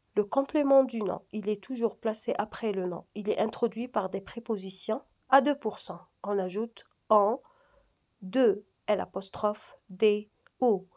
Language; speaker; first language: French; non-native, local second language; Arabic